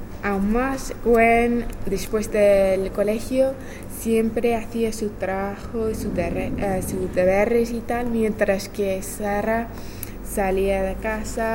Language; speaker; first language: Spanish; non-native, fluent; English